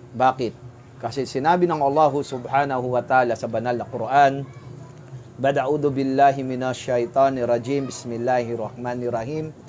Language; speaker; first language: Filipino; native; Filipino